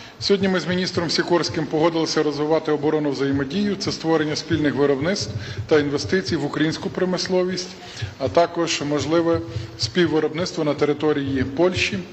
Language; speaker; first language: Ukrainian; native; Ukrainian